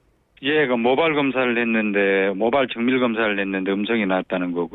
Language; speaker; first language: Korean; native; Korean